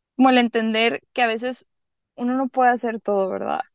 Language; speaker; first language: Spanish; native; Spanish